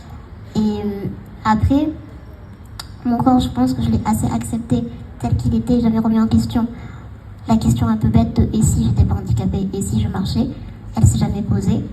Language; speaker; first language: French; native; French